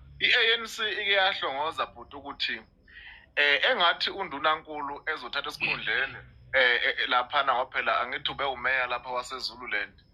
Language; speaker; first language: Zulu; native; Zulu